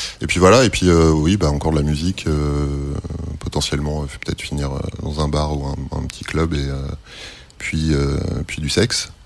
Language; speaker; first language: French; native; French